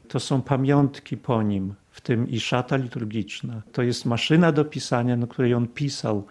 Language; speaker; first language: Polish; non-native, local second language; Belarusian